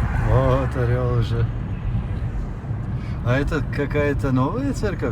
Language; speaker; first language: Russian; non-native, fluent; Latvian